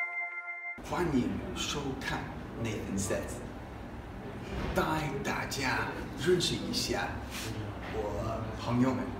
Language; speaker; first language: Chinese; non-native, learner; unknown